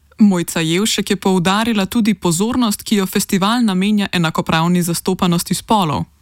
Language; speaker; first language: Slovenian; native; Slovenian